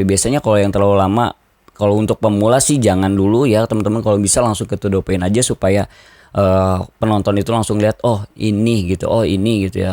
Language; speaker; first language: Indonesian; native; Indonesian